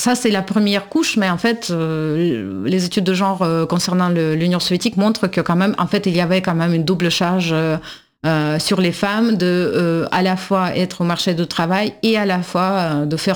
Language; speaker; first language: French; non-native, fluent; Russian